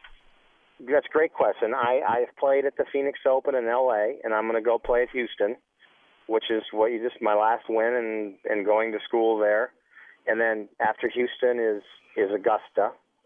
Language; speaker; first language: English; native; English